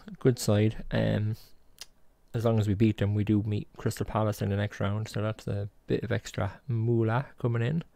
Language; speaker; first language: English; native; English